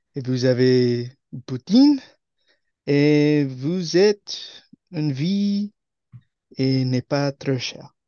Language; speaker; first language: French; non-native, learner; English